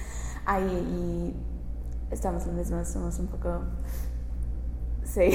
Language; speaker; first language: Spanish; non-native, learner; English